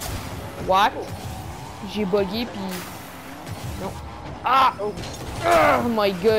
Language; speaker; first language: French; native; French